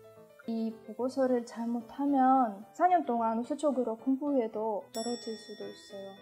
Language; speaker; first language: Korean; non-native, fluent; Russian